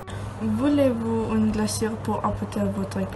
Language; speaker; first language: French; non-native, learner; Malay